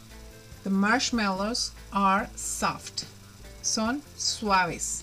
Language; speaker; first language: English; non-native, fluent; Spanish